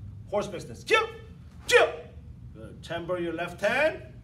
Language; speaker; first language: English; non-native, fluent; Korean